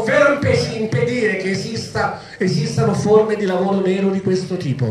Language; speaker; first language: Italian; native; Italian